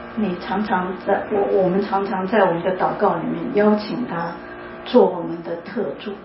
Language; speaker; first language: Chinese; native; Chinese